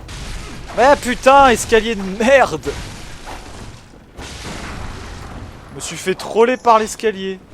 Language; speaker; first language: French; native; French